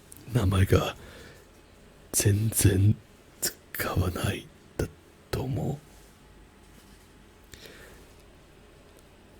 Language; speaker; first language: Japanese; non-native, learner; German